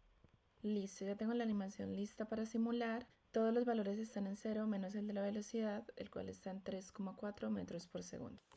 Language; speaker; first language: Spanish; native; Spanish